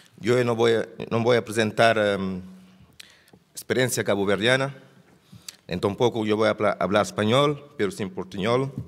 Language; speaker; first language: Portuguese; non-native, local second language; Kabuverdianu